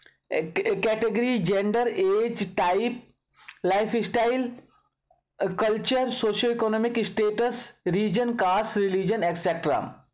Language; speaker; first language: English; non-native, local second language; Hindi